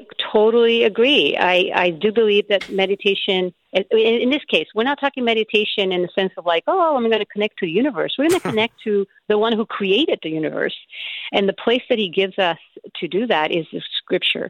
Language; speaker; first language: English; non-native, fluent; Spanish